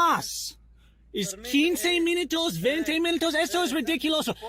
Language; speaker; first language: Spanish; non-native, learner; English